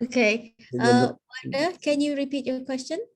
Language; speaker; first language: English; non-native, fluent; Indonesian